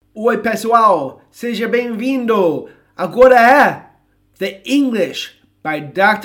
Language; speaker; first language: Portuguese; non-native, fluent; English